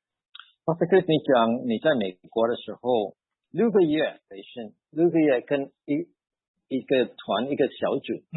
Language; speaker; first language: Chinese; early bilingual, heritage; Chinese